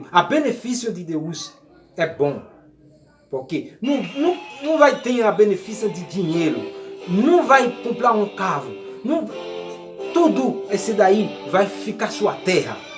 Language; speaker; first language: Portuguese; non-native, learner; Haitian Creole